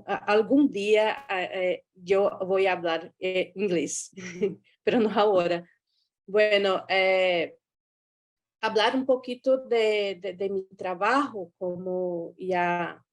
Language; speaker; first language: Spanish; non-native, learner; Portuguese